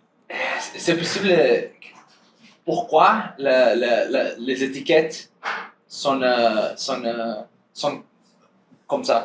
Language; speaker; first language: French; non-native, learner; Portuguese